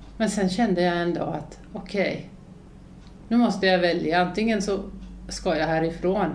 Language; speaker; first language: Swedish; early bilingual, other home language; Finnish